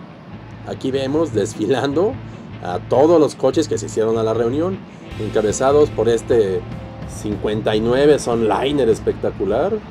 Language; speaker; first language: Spanish; native; Spanish